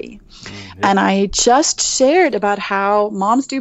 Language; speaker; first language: English; native; English